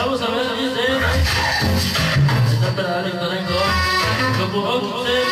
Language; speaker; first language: Spanish; native; Spanish